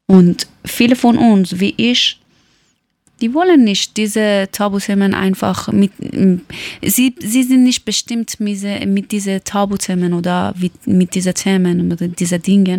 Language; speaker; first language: German; non-native, learner; Persian